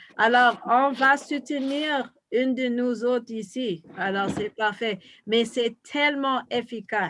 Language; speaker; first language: French; non-native, fluent; English